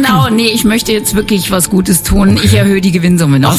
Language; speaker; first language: German; native; German